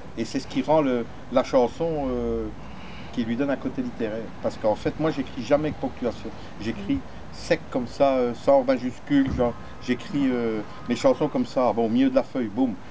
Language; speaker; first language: French; native; French